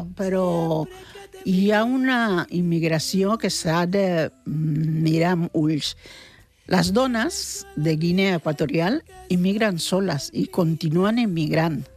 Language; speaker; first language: Catalan; non-native, fluent; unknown